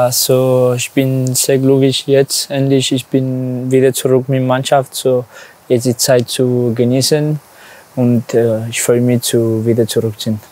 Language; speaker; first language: German; non-native, learner; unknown